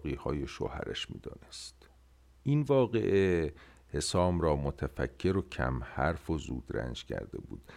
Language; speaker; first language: Persian; native; Persian